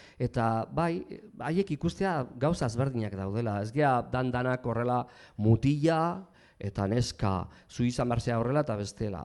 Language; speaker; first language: Basque; non-native, local second language; Spanish